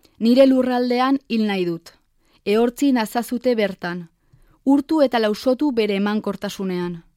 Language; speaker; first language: Basque; native; Basque